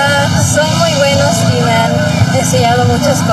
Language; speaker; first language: Spanish; early bilingual, heritage; Spanish